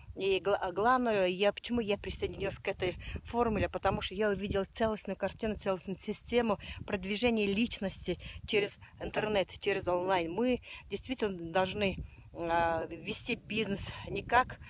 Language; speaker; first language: Russian; non-native, fluent; Mongolian